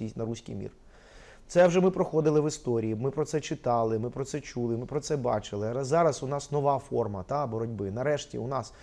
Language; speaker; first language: Ukrainian; non-native, local second language; Russian